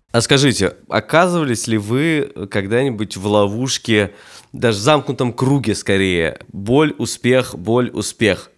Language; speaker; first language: Russian; native; Russian